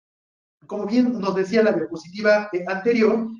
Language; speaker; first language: Spanish; native; Spanish